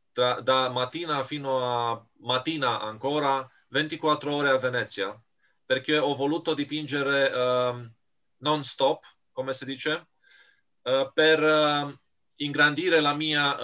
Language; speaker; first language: Italian; non-native, fluent; Romanian